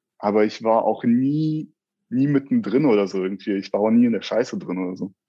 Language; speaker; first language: German; early bilingual, other home language; Russian